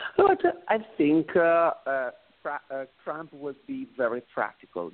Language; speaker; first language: English; non-native, fluent; Italian